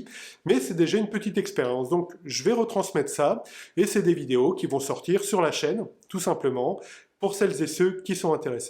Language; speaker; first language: French; native; French